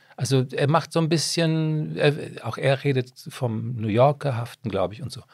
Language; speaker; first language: German; early bilingual, other home language; Czech